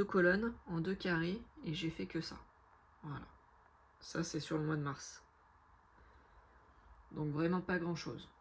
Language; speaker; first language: French; native; French